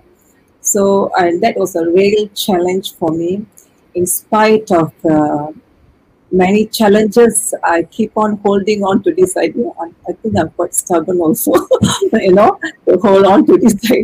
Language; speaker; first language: English; non-native, local second language; Tamil